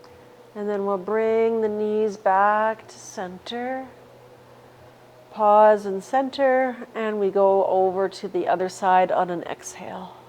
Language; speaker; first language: English; native; English